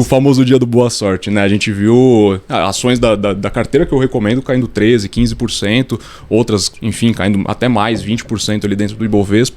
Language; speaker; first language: Portuguese; native; Portuguese